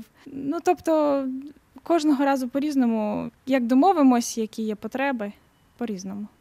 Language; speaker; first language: Ukrainian; native; Ukrainian